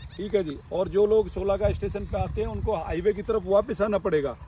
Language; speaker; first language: Hindi; native; Hindi